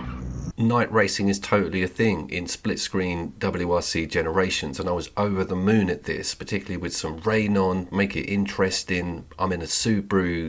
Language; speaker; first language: English; native; English